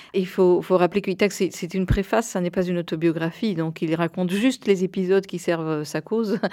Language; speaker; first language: French; early bilingual, heritage; Spanish